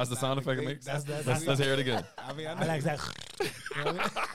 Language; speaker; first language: English; native; English